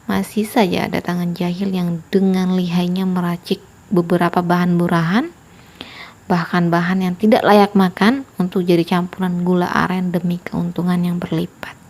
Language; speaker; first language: Indonesian; native; Indonesian